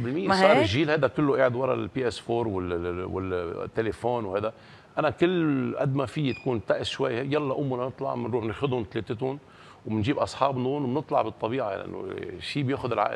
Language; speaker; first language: Arabic; native; Arabic